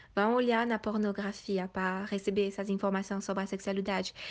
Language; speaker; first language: Portuguese; early bilingual, heritage; Portuguese